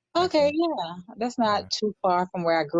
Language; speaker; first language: English; native; English